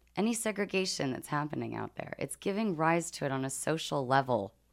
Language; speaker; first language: English; native; English